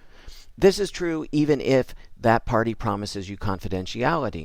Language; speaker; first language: English; native; English